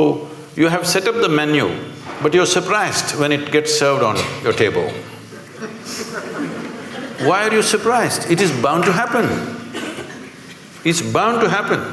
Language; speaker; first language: English; non-native, local second language; Kannada